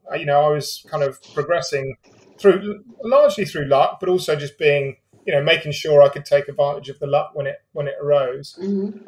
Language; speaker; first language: English; native; English